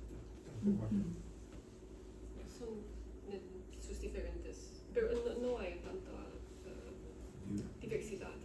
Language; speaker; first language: Spanish; non-native, learner; Romanian